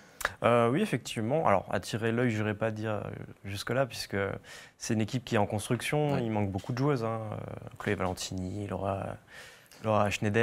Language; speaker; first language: French; native; French